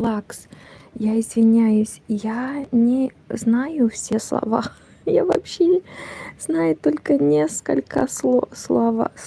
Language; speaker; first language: Russian; non-native, learner; Romanian